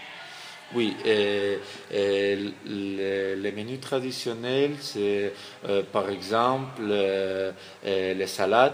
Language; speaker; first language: French; non-native, learner; Russian